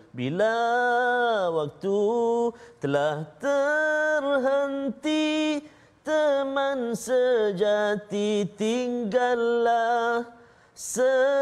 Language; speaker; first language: Malay; native; Malay